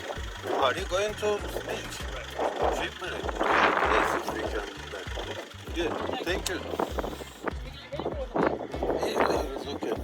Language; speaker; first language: English; non-native, learner; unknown